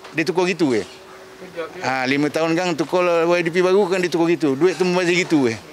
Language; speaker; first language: Malay; native; Malay